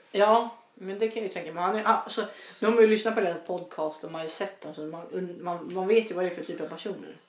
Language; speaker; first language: Swedish; native; Swedish